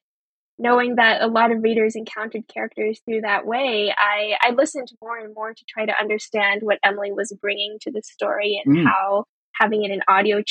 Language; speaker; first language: English; early bilingual, other home language; Chinese